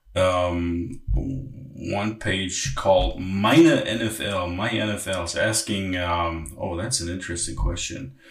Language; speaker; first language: English; non-native, fluent; German